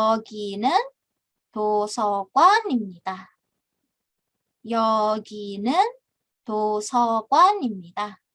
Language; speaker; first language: Korean; non-native, fluent; Indonesian